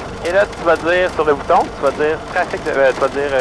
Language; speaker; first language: French; native; French